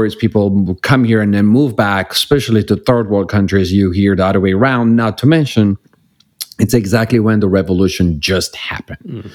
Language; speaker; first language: English; non-native, fluent; Persian